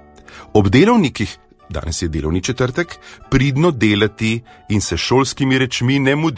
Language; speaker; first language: Slovenian; native; Slovenian